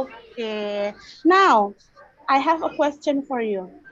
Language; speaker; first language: English; non-native, learner; Indonesian